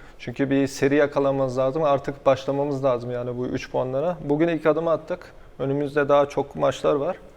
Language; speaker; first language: Turkish; early bilingual, heritage; Turkish